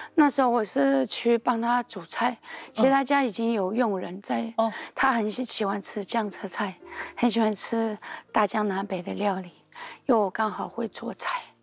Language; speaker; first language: Chinese; native; Chinese